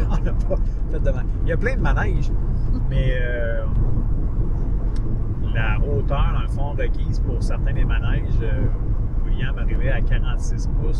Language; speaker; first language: French; native; French